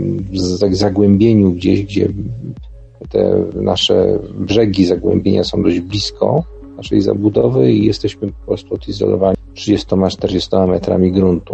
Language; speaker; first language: Polish; native; Polish